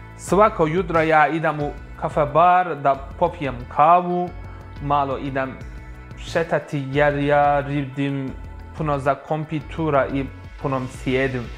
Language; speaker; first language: Croatian; non-native, learner; Turkish